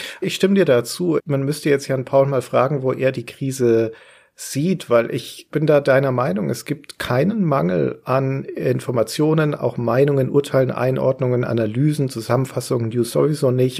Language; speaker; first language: German; native; German